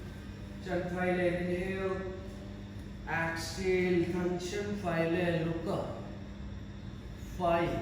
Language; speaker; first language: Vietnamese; non-native, learner; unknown